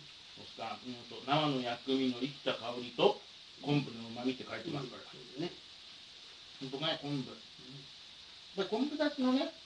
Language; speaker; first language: Japanese; native; Japanese